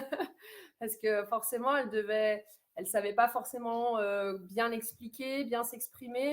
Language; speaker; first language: French; native; French